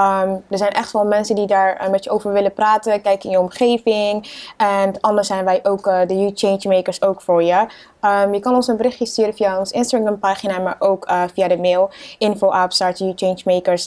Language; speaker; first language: Dutch; native; Dutch